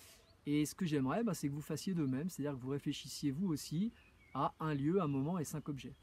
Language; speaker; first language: French; native; French